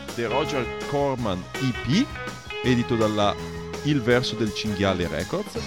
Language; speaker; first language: Italian; native; Italian